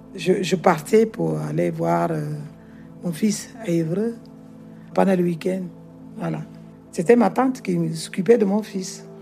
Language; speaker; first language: French; non-native, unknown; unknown